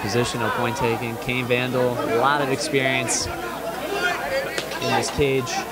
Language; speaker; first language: English; native; English